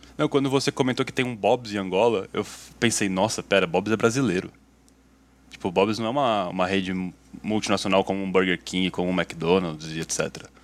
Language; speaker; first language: Portuguese; native; Portuguese